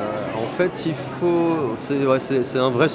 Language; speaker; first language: French; native; French